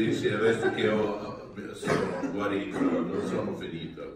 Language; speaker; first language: Italian; non-native, learner; English